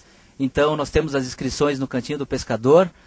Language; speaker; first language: Portuguese; native; Portuguese